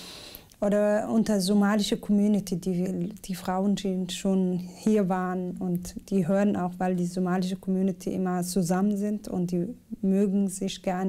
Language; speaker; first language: German; non-native, learner; Somali